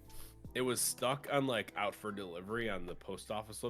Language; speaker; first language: English; native; English